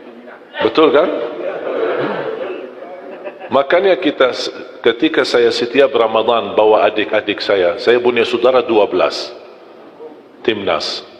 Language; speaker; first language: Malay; non-native, fluent; Arabic